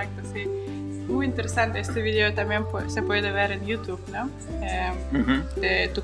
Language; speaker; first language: Spanish; non-native, fluent; Russian